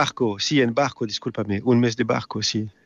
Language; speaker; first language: Spanish; non-native, fluent; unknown